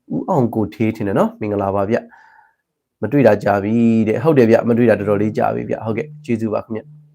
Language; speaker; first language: Burmese; native; Burmese